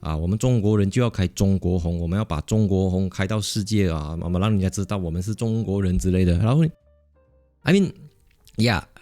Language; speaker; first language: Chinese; native; Chinese